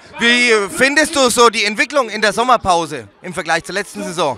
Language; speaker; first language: German; native; German